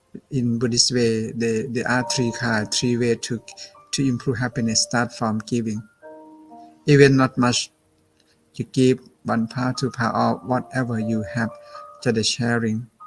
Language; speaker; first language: English; non-native, learner; Thai